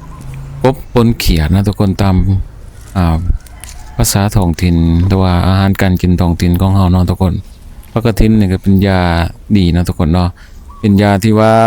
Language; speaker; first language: Thai; non-native, local second language; Northeastern Thai